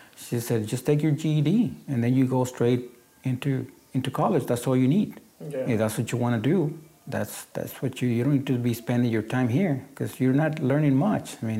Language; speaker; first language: English; non-native, fluent; Spanish